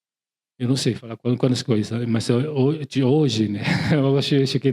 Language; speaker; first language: Portuguese; non-native, learner; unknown